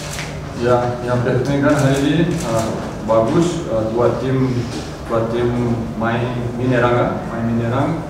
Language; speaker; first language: Indonesian; non-native, learner; Portuguese